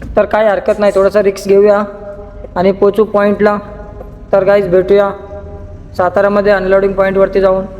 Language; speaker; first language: Marathi; non-native, local second language; Kannada